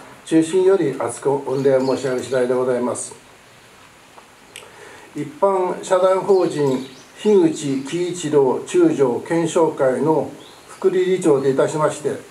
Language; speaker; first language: Japanese; native; Japanese